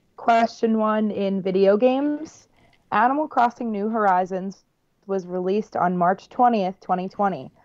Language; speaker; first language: English; native; English